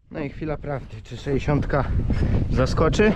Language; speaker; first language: Polish; native; Polish